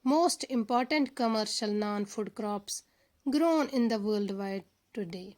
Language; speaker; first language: English; non-native, local second language; Urdu